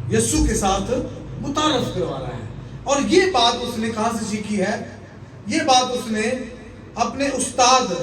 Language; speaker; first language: Urdu; native; Urdu